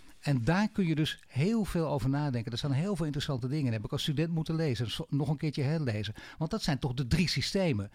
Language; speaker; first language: Dutch; native; Dutch